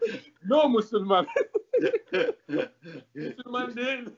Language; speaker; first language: Turkish; non-native, learner; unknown